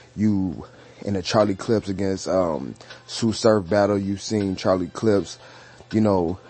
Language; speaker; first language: English; native; English